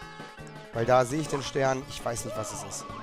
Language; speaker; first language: German; native; German